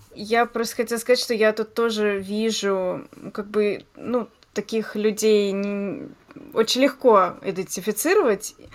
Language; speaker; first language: Russian; native; Russian